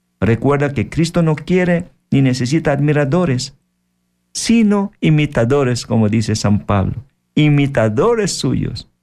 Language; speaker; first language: Spanish; non-native, fluent; Filipino